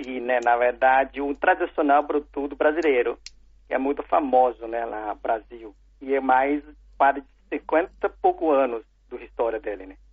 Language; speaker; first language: Portuguese; non-native, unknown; Chinese